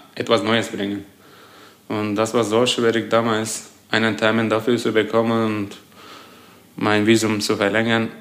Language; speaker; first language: German; non-native, fluent; Turkish